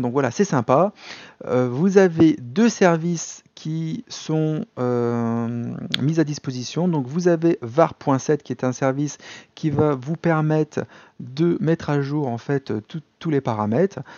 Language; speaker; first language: French; native; French